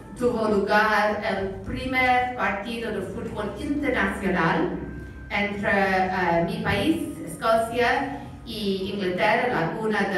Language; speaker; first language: Spanish; non-native, fluent; English